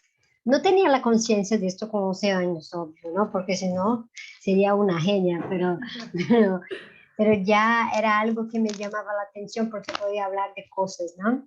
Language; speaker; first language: Spanish; non-native, fluent; Portuguese